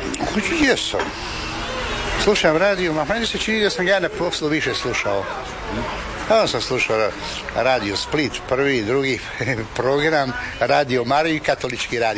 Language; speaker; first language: Serbian; native; Serbian